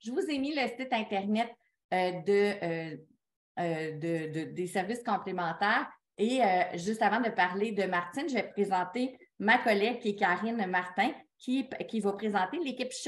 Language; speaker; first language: French; native; French